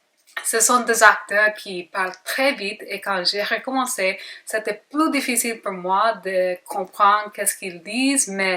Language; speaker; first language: French; non-native, learner; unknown